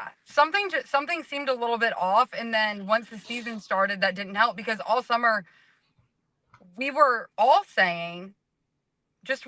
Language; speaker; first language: English; native; English